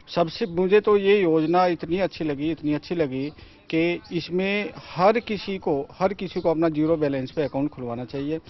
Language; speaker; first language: Hindi; native; Hindi